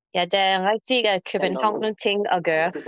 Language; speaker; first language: Danish; non-native, learner; English